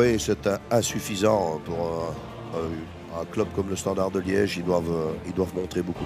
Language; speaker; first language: French; native; French